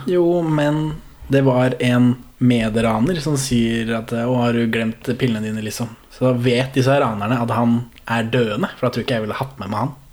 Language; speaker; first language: Norwegian; native; Norwegian